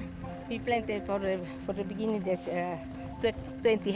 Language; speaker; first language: English; non-native, learner; Indonesian